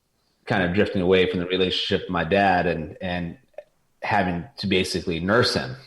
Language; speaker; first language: English; native; English